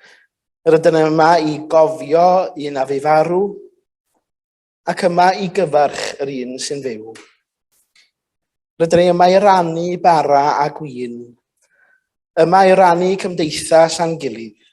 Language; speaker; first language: Welsh; native; Welsh